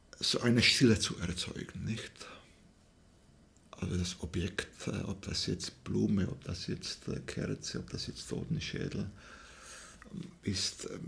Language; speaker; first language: German; non-native, fluent; Slovak